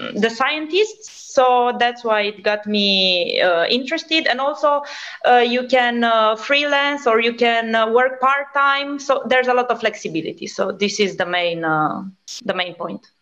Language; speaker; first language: English; non-native, fluent; Romanian